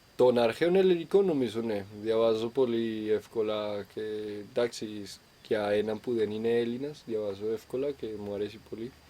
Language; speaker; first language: Greek; non-native, fluent; Spanish